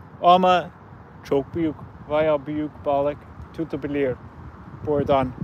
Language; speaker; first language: Turkish; non-native, learner; English